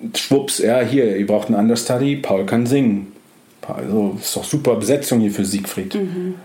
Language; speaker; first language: German; native; German